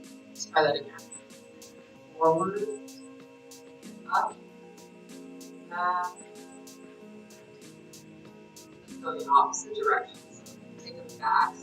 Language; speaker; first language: English; native; English